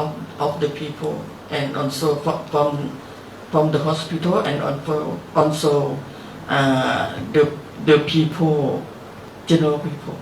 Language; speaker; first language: English; non-native, learner; Thai